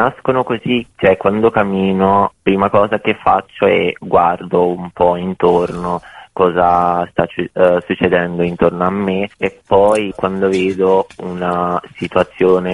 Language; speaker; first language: Italian; non-native, fluent; Bosnian